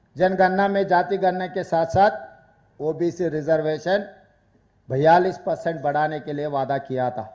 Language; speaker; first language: Hindi; non-native, local second language; Telugu